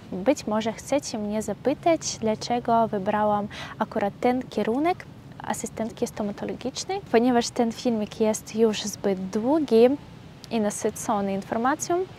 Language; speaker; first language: Polish; non-native, fluent; Russian